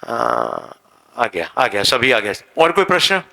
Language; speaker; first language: Hindi; non-native, local second language; Gujarati